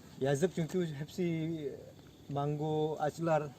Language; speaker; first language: Turkish; non-native, learner; Indonesian